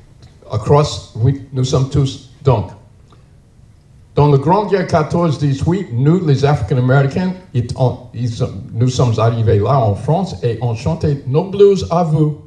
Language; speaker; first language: French; non-native, learner; English